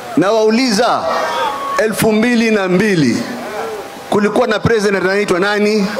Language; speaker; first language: Swahili; native; Swahili